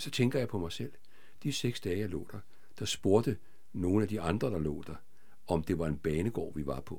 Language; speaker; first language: Danish; native; Danish